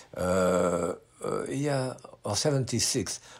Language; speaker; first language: English; non-native, fluent; French